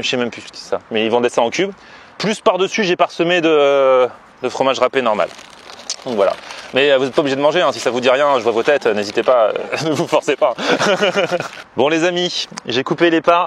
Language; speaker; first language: French; native; French